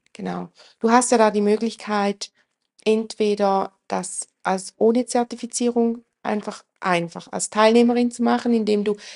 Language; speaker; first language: German; native; German